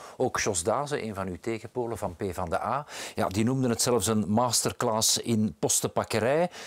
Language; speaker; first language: Dutch; native; Dutch